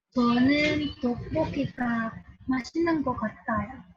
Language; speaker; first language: Korean; non-native, learner; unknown